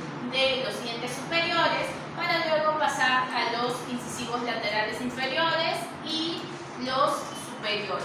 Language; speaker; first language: Spanish; native; Spanish